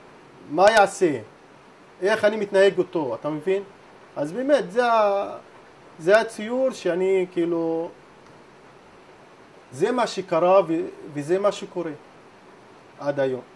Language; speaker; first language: Hebrew; non-native, local second language; Arabic